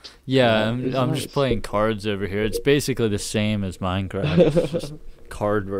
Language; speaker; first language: English; native; English